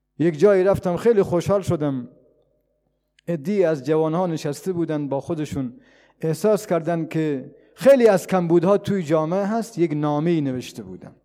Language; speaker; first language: Persian; non-native, local second language; Baluchi